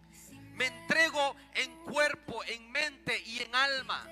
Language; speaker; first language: Spanish; native; Spanish